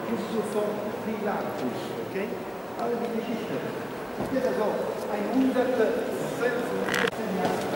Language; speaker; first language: German; non-native, learner; Italian